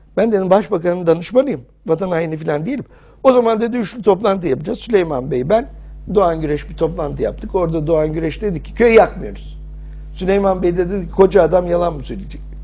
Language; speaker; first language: Turkish; early bilingual, heritage; English